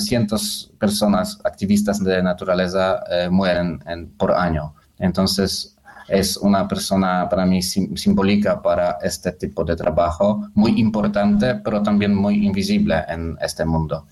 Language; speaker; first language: Spanish; non-native, learner; Polish